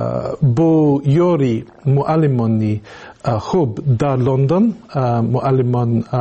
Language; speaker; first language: Tajik; non-native, learner; English